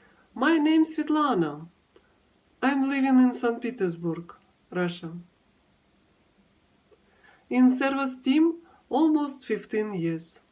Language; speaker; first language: English; non-native, learner; Russian